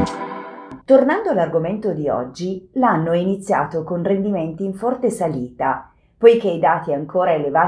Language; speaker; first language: Italian; native; Italian